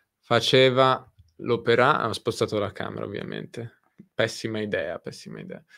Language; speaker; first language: Italian; native; Italian